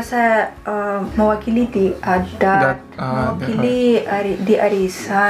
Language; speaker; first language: Indonesian; non-native, fluent; Russian